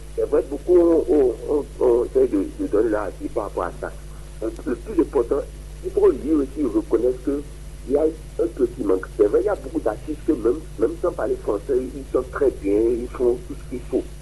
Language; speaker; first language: French; non-native, local second language; Fon